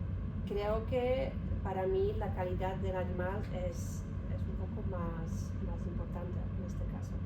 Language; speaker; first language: Spanish; non-native, learner; Polish